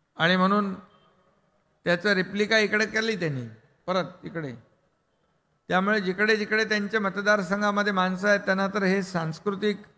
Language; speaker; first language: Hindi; non-native, local second language; Marathi